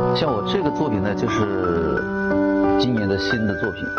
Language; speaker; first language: Chinese; native; Chinese